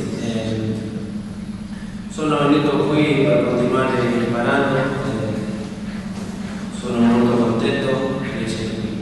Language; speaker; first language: Italian; non-native, learner; Spanish